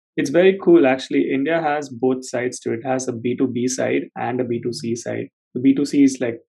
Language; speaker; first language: English; non-native, local second language; Tamil